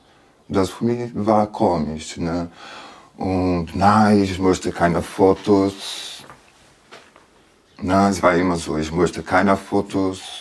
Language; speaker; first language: German; non-native, fluent; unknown